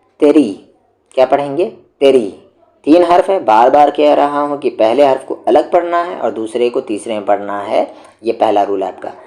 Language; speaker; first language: Urdu; native; Urdu